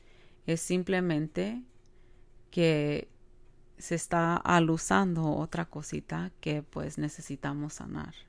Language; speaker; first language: Spanish; early bilingual, heritage; Spanish